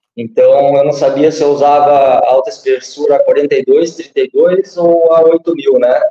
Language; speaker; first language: Portuguese; native; Portuguese